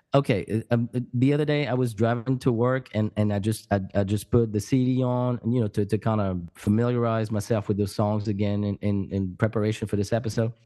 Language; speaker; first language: English; non-native, fluent; French